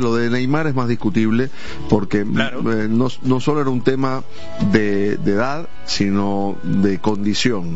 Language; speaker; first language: Spanish; native; Spanish